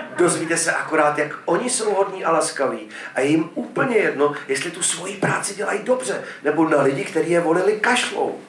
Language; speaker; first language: Czech; native; Czech